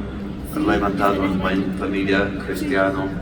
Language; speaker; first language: Spanish; non-native, learner; English